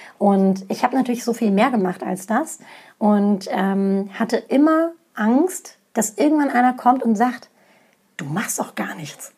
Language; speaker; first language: German; native; German